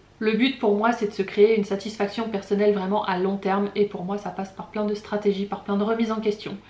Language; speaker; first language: French; native; French